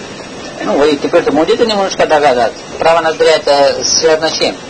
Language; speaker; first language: Russian; non-native, learner; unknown